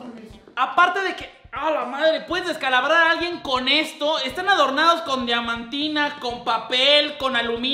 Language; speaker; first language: Spanish; native; Spanish